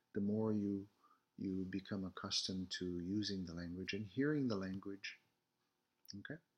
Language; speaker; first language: English; early bilingual, other home language; French